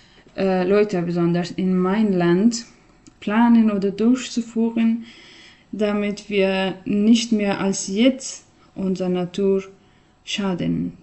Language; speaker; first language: German; non-native, learner; Persian